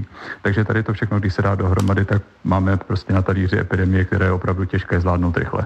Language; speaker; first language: Czech; native; Czech